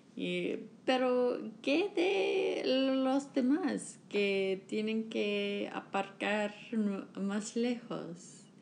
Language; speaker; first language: Spanish; non-native, learner; English